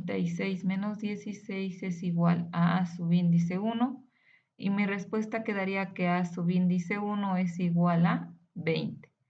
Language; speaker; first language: Spanish; native; Spanish